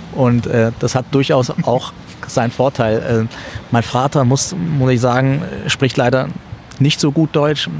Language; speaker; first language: German; early bilingual, other home language; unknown